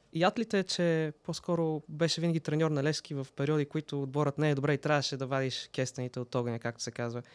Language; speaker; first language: Bulgarian; native; Bulgarian